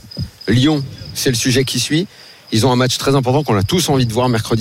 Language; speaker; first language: French; native; French